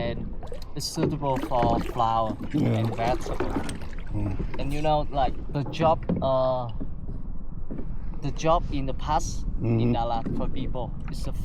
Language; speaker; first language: English; non-native, learner; Vietnamese